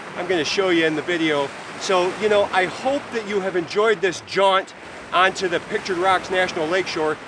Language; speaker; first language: English; native; English